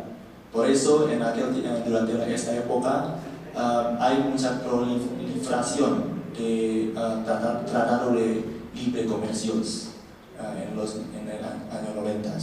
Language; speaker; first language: Spanish; non-native, learner; Indonesian